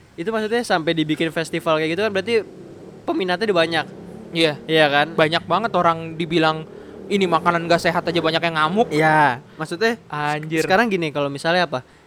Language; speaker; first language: Indonesian; native; Indonesian